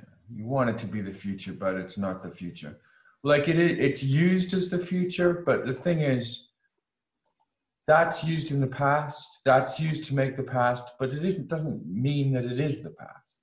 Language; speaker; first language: English; native; English